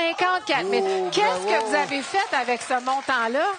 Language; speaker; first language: French; native; French